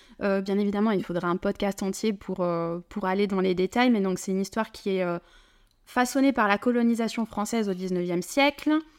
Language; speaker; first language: French; native; French